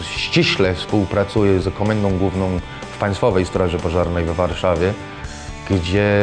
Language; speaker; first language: Polish; non-native, fluent; English